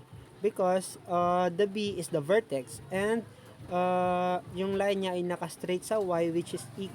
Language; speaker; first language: Filipino; native; Filipino